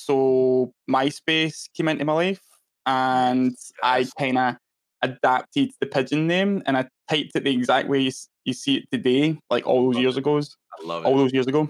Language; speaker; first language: English; native; English